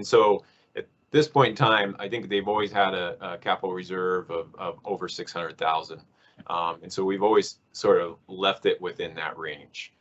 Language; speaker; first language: English; native; English